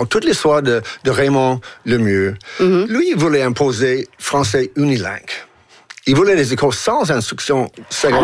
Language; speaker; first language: French; native; French